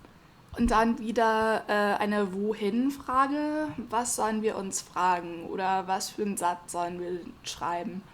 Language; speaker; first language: German; non-native, fluent; English